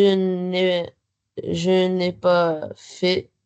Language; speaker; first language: French; non-native, learner; Arabic